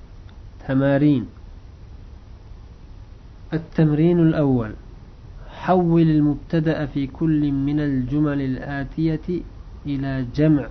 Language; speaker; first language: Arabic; non-native, fluent; Uzbek